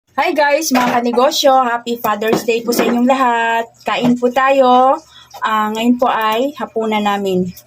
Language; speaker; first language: Filipino; non-native, local second language; Cebuano